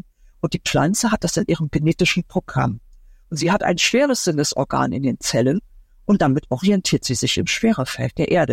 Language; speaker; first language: German; native; German